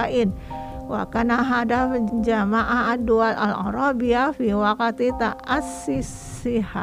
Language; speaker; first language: Arabic; non-native, fluent; Indonesian